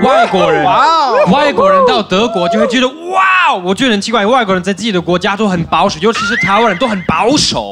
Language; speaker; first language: Chinese; non-native, fluent; German